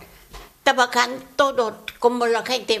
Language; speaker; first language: Spanish; non-native, learner; Vietnamese